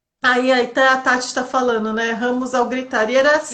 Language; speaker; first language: Portuguese; native; Portuguese